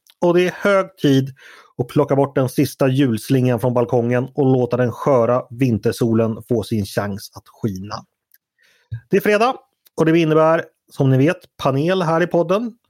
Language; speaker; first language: Swedish; native; Swedish